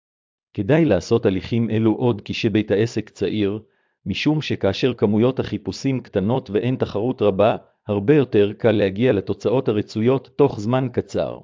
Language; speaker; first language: Hebrew; native; Hebrew